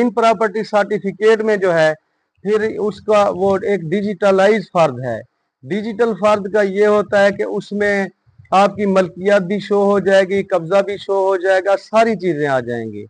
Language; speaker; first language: Hindi; non-native, local second language; Punjabi